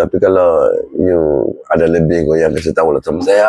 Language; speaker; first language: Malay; non-native, local second language; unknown